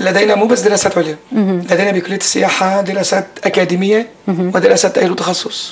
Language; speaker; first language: Arabic; native; Arabic